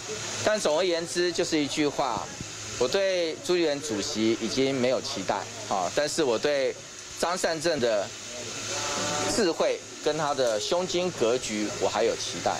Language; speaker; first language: Chinese; native; Chinese